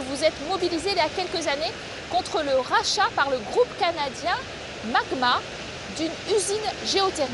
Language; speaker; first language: French; native; French